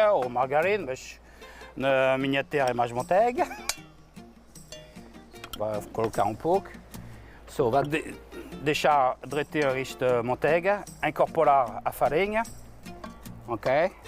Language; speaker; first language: Portuguese; non-native, learner; French